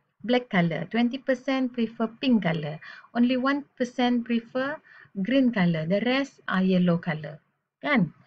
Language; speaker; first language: English; non-native, local second language; Malay